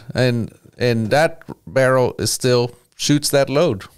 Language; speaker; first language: English; early bilingual, other home language; Spanish